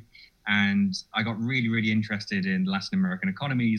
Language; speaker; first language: English; native; English